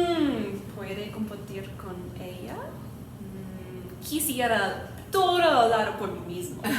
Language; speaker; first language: Spanish; non-native, learner; English